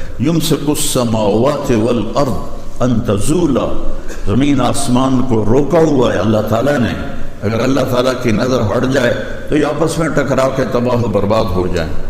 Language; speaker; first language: Urdu; non-native, local second language; Punjabi